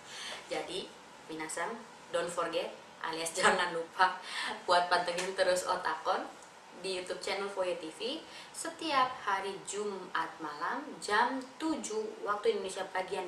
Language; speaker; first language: Indonesian; native; Indonesian